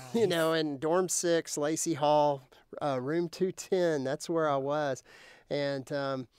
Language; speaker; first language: English; native; English